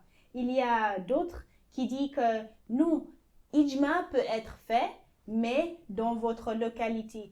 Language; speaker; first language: French; non-native, fluent; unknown